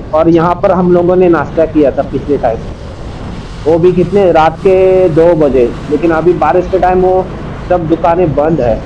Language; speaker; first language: Hindi; non-native, local second language; Marathi